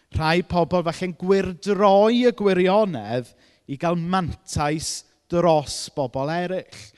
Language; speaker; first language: Welsh; native; Welsh